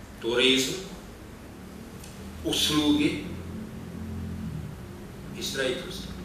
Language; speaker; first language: Russian; non-native, fluent; Czech